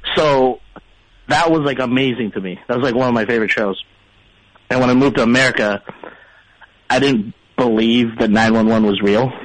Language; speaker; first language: English; early bilingual, other home language; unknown